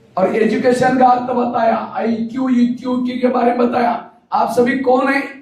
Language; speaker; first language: Hindi; non-native, local second language; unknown